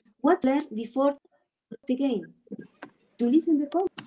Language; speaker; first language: English; non-native, learner; Spanish